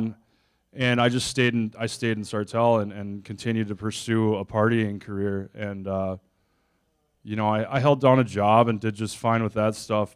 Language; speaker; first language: English; native; English